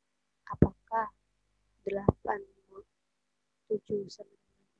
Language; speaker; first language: Indonesian; native; Indonesian